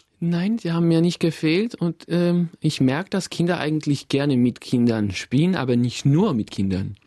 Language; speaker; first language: German; non-native, fluent; French